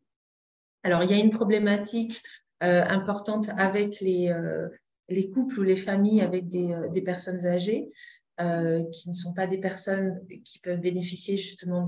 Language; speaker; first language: French; native; French